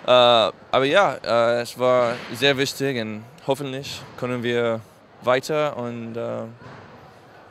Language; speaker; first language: German; non-native, learner; English